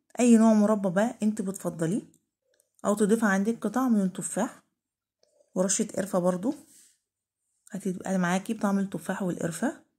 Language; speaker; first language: Arabic; native; Arabic